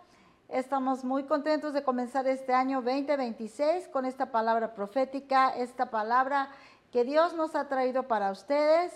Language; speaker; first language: Spanish; native; Spanish